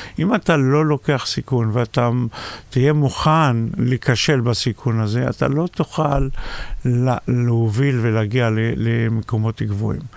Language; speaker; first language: Hebrew; non-native, local second language; Arabic